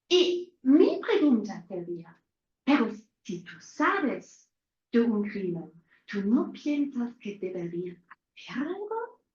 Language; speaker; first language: Spanish; non-native, fluent; German